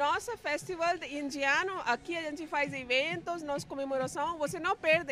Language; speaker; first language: Portuguese; non-native, learner; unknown